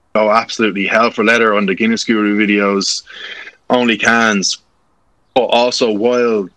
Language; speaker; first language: English; native; English